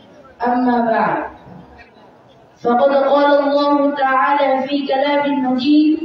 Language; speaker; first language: Arabic; non-native, learner; Bangla